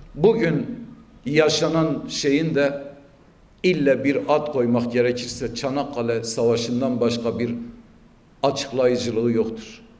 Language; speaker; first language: Turkish; native; Turkish